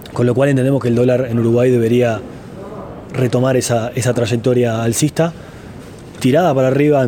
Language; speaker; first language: Spanish; native; Spanish